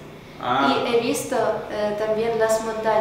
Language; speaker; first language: Spanish; non-native, learner; Ukrainian